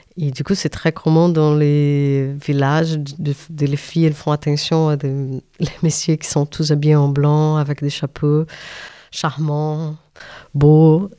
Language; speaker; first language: French; non-native, fluent; Portuguese